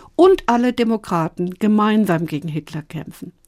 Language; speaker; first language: German; native; German